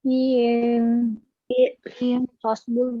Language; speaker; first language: Turkish; non-native, learner; Indonesian